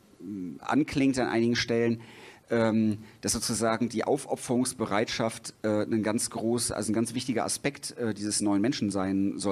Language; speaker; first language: German; native; German